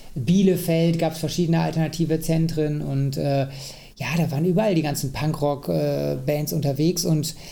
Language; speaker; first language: German; native; German